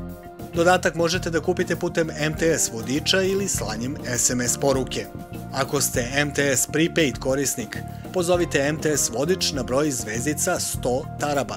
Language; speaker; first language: Serbian; native; Serbian